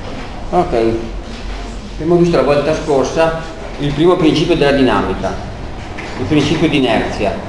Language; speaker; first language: Italian; native; Italian